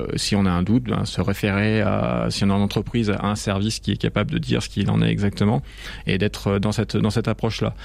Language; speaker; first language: French; native; French